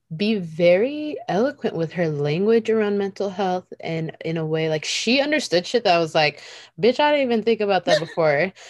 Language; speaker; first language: English; native; English